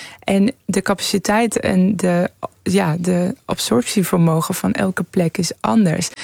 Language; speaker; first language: Dutch; early bilingual, other home language; Persian